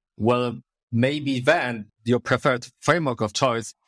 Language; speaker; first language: English; non-native, fluent; Polish